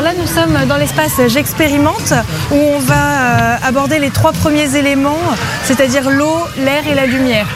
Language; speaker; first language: French; native; French